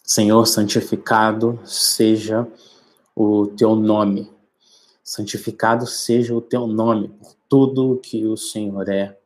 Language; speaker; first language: Portuguese; native; Portuguese